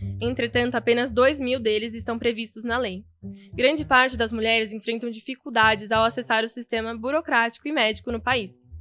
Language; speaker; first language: Portuguese; native; Portuguese